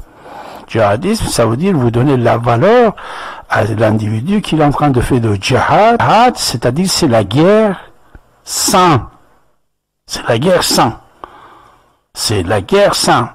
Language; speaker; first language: French; non-native, fluent; Persian